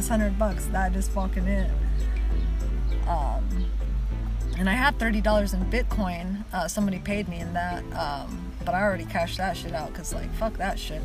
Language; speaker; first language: English; early bilingual, other home language; Spanish